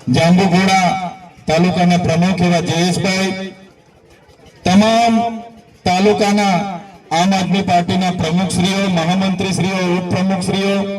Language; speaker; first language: Gujarati; non-native, local second language; Bhili